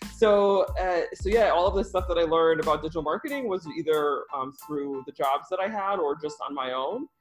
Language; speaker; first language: English; early bilingual, other home language; Russian